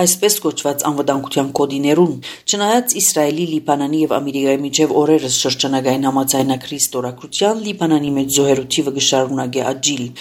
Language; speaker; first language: Armenian; native; Armenian